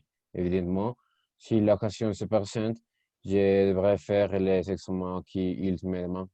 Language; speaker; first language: French; non-native, learner; Spanish